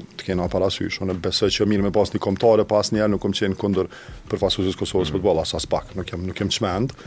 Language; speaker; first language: Albanian; native; Albanian